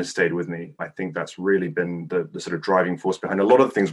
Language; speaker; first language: English; non-native, local second language; Cantonese